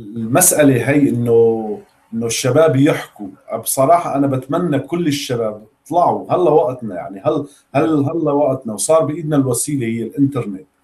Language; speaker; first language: Arabic; native; Arabic